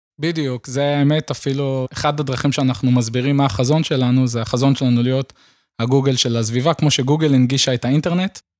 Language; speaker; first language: Hebrew; native; Hebrew